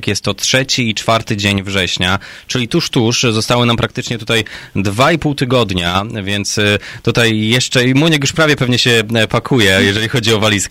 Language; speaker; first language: Polish; native; Polish